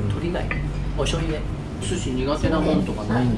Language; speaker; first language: Japanese; native; Japanese